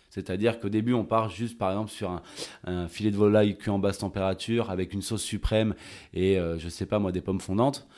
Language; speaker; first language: French; native; French